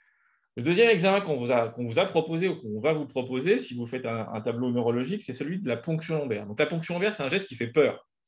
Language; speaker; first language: French; native; French